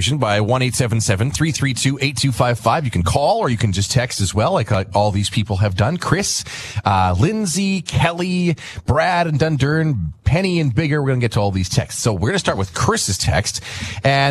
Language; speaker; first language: English; native; English